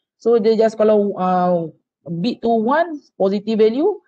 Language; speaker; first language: English; non-native, local second language; Malay